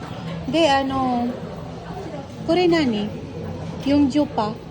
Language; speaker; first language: Japanese; non-native, learner; Filipino